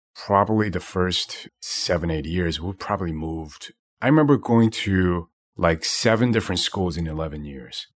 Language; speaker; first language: English; native; English